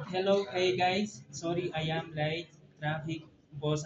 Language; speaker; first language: English; non-native, learner; Spanish